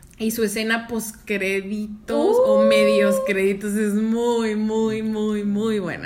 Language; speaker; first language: Spanish; native; Spanish